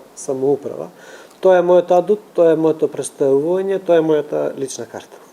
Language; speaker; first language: Macedonian; non-native, local second language; Albanian